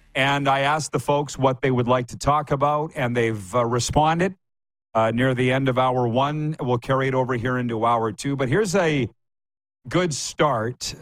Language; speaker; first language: English; native; English